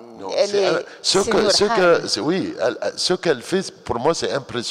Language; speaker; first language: French; non-native, fluent; Arabic